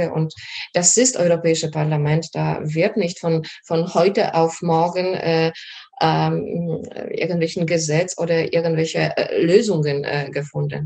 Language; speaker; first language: German; non-native, fluent; Polish